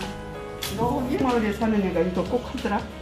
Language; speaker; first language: Korean; native; Korean